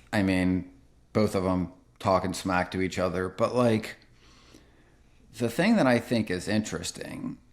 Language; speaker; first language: English; native; English